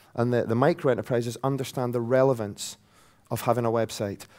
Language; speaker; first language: English; native; English